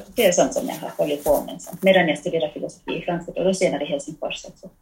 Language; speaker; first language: Swedish; early bilingual, heritage; German